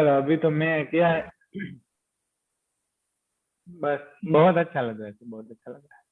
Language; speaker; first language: Hindi; non-native, local second language; Gujarati